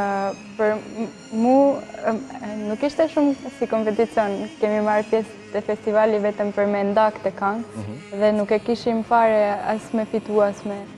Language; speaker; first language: Albanian; early bilingual, heritage; French